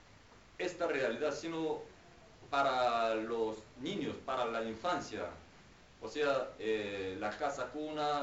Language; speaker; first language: Spanish; non-native, fluent; Korean